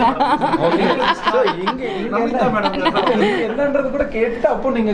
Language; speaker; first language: Tamil; native; Tamil